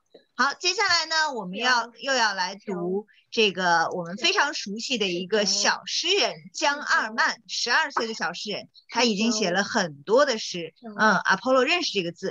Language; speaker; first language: Chinese; native; Chinese